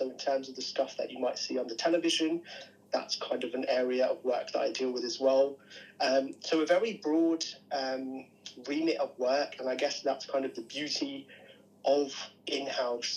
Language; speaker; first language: English; native; English